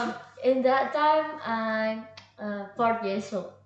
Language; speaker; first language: English; non-native, learner; Indonesian